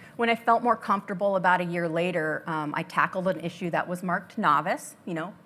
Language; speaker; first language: English; native; English